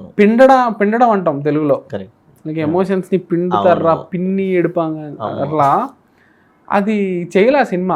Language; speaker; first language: Telugu; native; Telugu